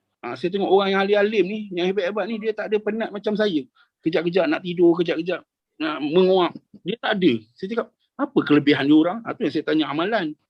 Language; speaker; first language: Indonesian; non-native, local second language; Malay